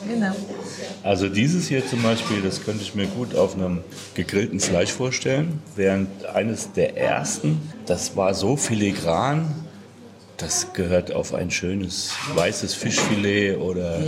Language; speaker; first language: German; native; German